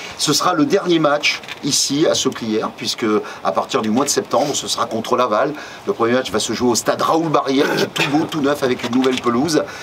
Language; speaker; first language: French; native; French